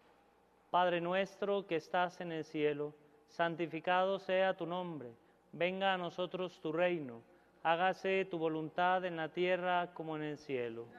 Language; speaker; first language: Spanish; native; Spanish